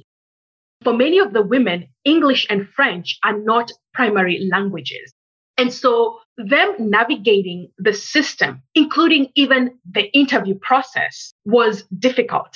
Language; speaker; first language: English; native; English